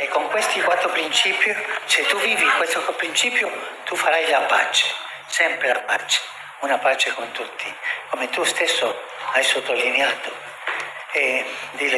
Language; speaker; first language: Italian; non-native, fluent; Spanish